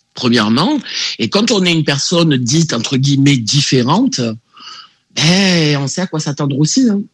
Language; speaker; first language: French; native; French